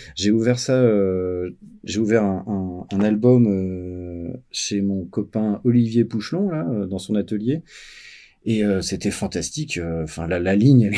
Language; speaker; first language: French; native; French